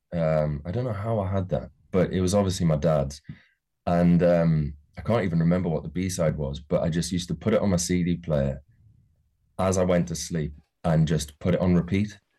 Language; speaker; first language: English; native; English